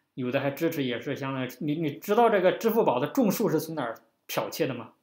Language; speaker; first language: Chinese; native; Chinese